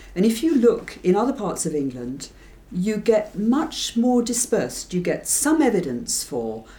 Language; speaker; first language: English; native; English